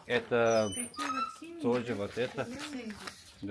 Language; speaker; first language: Russian; non-native, learner; English